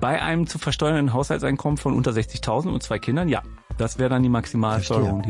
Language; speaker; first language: German; native; German